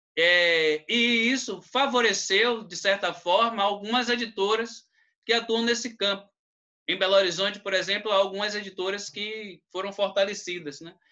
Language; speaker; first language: Portuguese; native; Portuguese